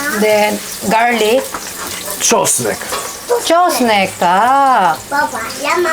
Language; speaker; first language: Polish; non-native, learner; Filipino